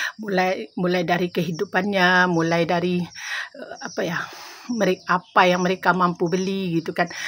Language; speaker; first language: Malay; non-native, local second language; Minangkabau